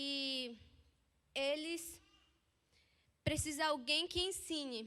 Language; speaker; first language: Portuguese; non-native, local second language; Ticuna